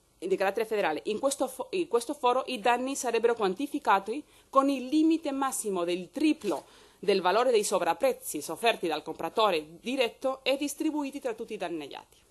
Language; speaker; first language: Italian; non-native, fluent; Spanish